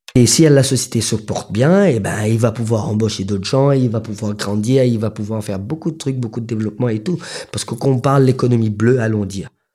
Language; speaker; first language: French; non-native, local second language; Morisyen